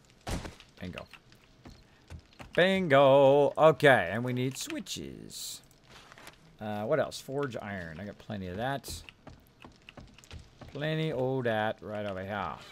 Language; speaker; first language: English; native; English